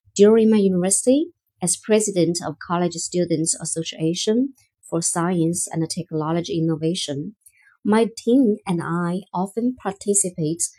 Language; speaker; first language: English; non-native, fluent; Chinese